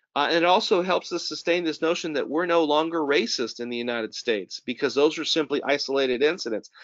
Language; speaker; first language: English; native; English